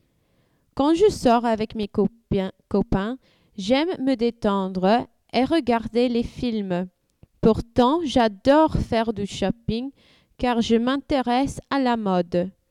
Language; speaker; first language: French; non-native, learner; English